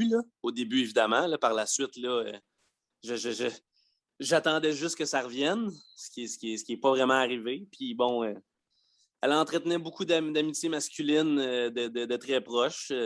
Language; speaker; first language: French; native; French